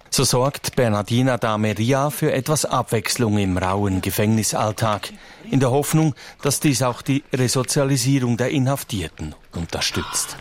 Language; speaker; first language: German; native; German